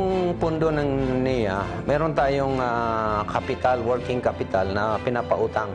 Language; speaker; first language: Filipino; native; Filipino